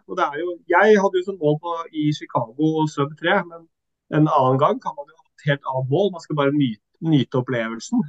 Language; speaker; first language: Norwegian; early bilingual, other home language; Swedish